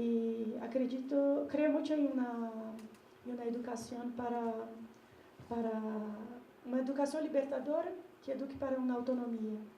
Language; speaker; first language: Spanish; non-native, learner; Portuguese